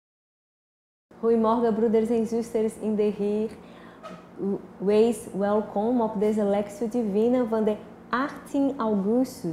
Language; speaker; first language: Dutch; non-native, fluent; Portuguese